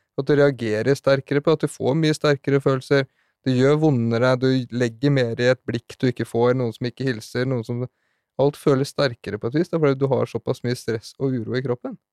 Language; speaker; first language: Norwegian; native; Norwegian